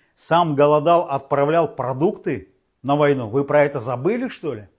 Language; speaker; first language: Russian; non-native, local second language; Uzbek